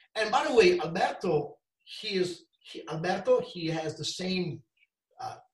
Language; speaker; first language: English; non-native, fluent; Italian